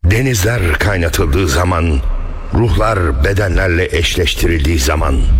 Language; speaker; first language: Turkish; native; Turkish